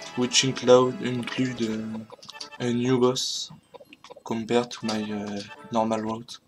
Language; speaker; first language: English; non-native, learner; French